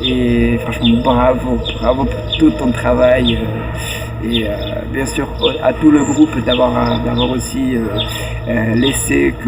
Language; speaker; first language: French; native; French